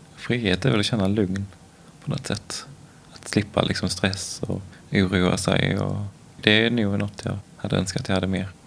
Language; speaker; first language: Swedish; native; Swedish